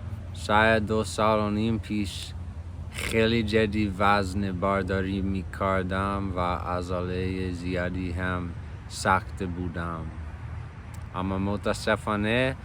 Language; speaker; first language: Persian; non-native, fluent; English